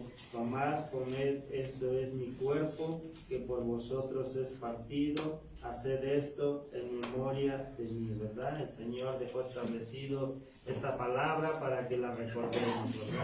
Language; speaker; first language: Spanish; native; Spanish